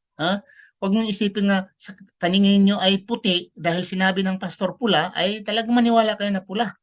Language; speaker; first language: Filipino; non-native, local second language; Cebuano